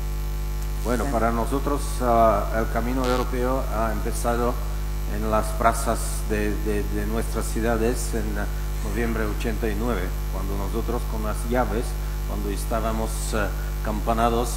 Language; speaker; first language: Spanish; non-native, fluent; Czech